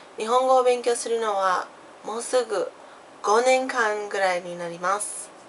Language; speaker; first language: Japanese; non-native, fluent; English